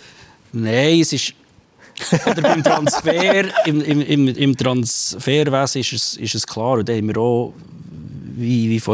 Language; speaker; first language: German; native; German